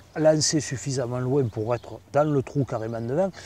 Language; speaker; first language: French; native; French